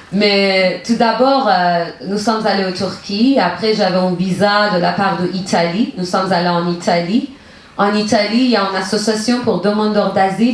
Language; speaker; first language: French; non-native, learner; Persian